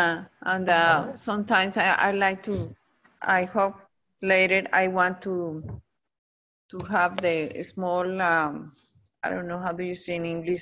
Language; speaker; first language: English; non-native, learner; Spanish